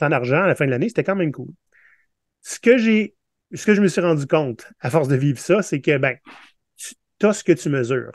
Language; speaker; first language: French; native; French